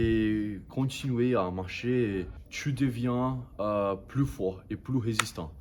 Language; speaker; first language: French; non-native, learner; Portuguese